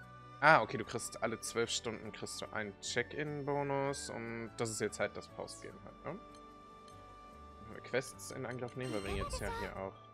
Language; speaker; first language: German; native; German